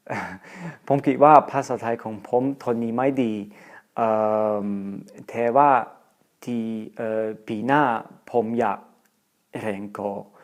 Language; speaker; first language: Thai; non-native, learner; Dutch